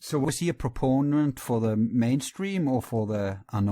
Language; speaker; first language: English; non-native, fluent; Norwegian